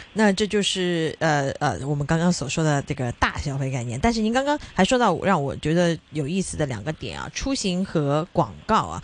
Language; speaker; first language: Chinese; non-native, local second language; Cantonese